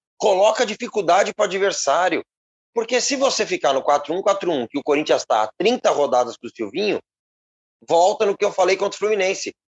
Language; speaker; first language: Portuguese; native; Portuguese